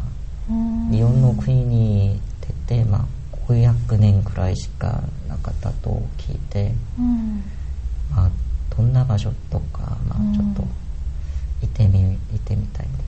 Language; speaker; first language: Japanese; non-native, learner; Korean